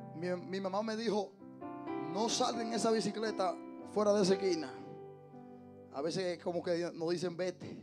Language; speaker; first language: Spanish; native; Spanish